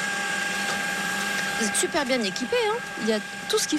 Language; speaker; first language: French; native; French